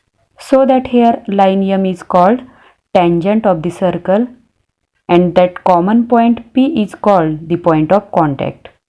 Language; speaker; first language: English; non-native, local second language; Marathi